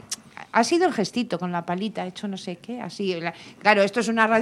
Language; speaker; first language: Spanish; native; Spanish